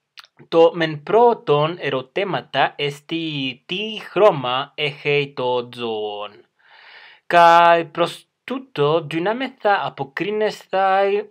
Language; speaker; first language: Greek; non-native, fluent; Spanish